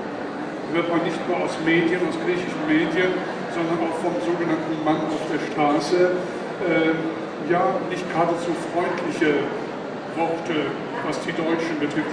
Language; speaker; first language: German; native; German